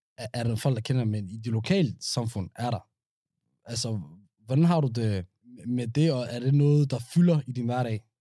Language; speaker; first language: Danish; early bilingual, other home language; Somali